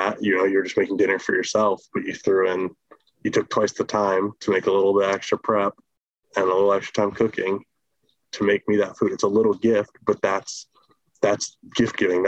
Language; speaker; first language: English; native; English